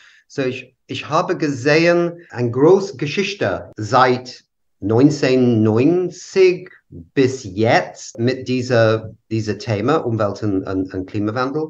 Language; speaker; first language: German; non-native, learner; English